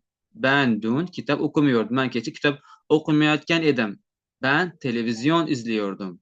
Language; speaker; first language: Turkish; non-native, fluent; Uzbek